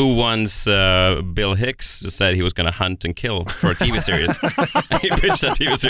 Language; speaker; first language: English; non-native, fluent; Swedish